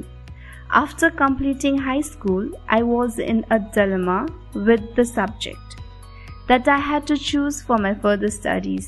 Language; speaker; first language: English; non-native, local second language; Nepali